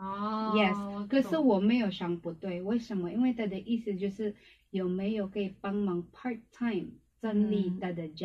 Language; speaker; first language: Chinese; non-native, learner; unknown